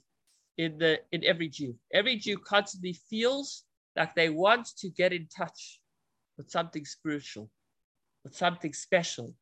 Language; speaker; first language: English; native; English